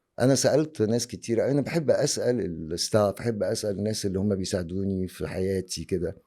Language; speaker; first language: Egyptian Arabic; native; Egyptian Arabic